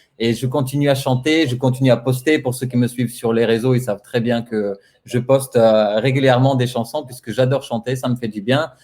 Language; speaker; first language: French; non-native, fluent; Bulgarian